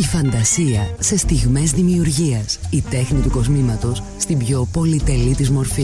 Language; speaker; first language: Greek; native; Greek